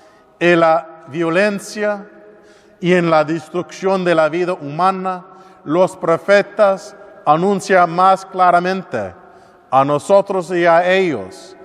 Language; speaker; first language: Spanish; non-native, learner; English